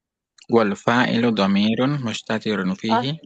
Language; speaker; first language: Arabic; non-native, fluent; Indonesian